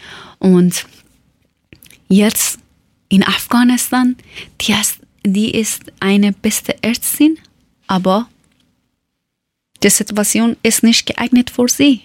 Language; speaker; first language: German; non-native, learner; Persian